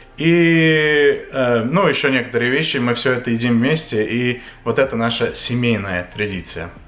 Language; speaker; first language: Russian; non-native, fluent; English